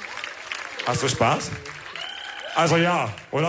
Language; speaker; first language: German; early bilingual, other home language; Wolof